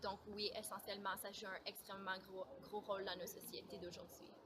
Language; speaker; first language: French; native; French